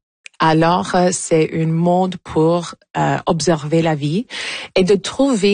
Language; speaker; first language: French; non-native, local second language; English